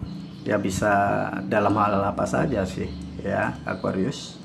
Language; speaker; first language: Indonesian; native; Indonesian